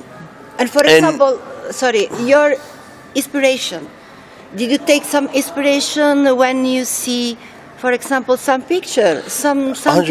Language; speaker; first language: English; non-native, learner; Italian